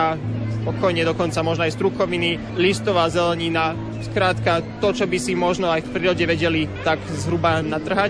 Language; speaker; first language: Slovak; native; Slovak